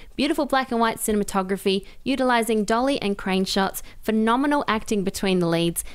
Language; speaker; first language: English; native; English